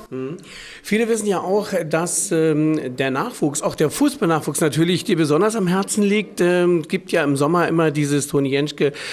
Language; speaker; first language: German; native; German